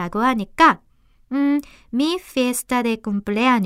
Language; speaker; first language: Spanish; non-native, fluent; Korean